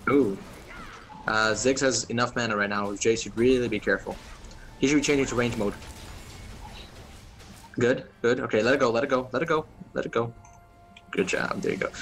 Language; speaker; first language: English; native; English